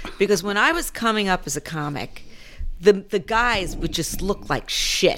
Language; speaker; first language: English; native; English